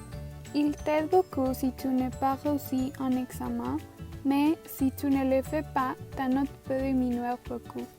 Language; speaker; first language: French; non-native, learner; Spanish